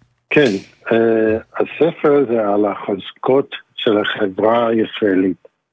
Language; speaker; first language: Hebrew; non-native, fluent; English